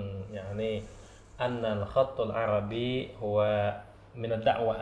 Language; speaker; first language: Arabic; non-native, learner; Indonesian